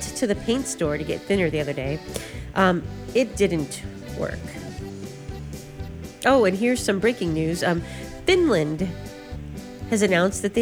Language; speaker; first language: English; native; English